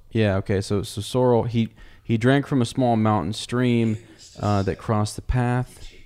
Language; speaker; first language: English; native; English